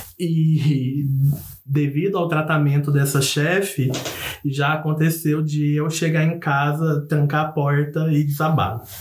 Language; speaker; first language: Portuguese; native; Portuguese